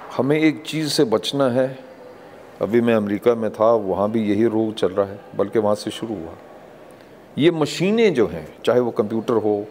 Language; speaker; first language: Hindi; non-native, local second language; English